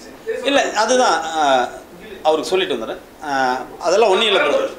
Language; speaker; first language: Tamil; native; Tamil